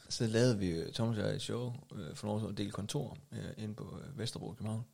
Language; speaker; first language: Danish; native; Danish